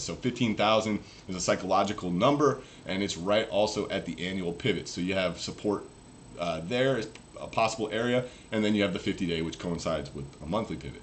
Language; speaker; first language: English; native; English